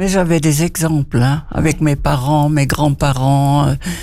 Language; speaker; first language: French; non-native, fluent; Dutch